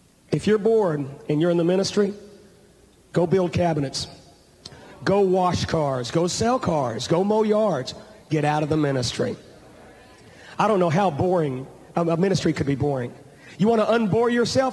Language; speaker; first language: English; native; English